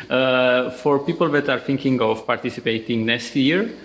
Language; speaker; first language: English; non-native, fluent; Romanian